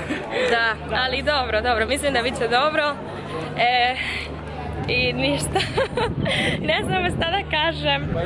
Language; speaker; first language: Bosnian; non-native, fluent; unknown